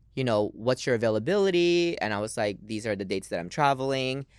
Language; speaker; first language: English; early bilingual, other home language; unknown